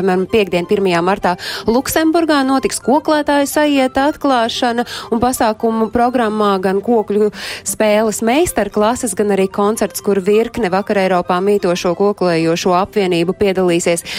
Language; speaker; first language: Latvian; native; Latvian